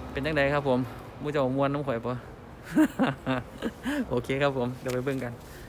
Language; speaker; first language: Thai; native; Thai